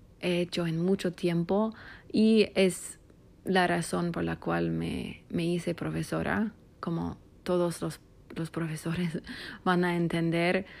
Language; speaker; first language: Spanish; non-native, fluent; English